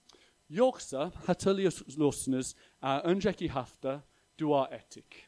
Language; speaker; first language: Turkish; non-native, fluent; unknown